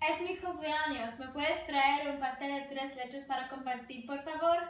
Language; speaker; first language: Spanish; non-native, learner; English